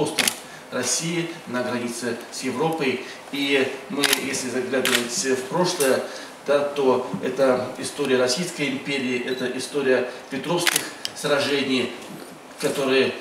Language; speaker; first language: Russian; native; Russian